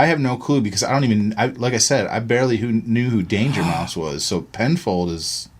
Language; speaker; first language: English; native; English